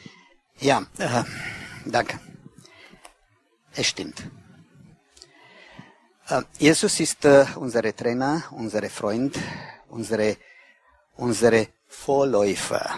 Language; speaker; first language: German; non-native, learner; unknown